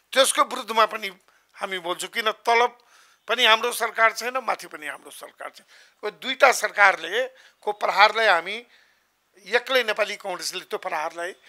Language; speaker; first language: Nepali; non-native, local second language; Maithili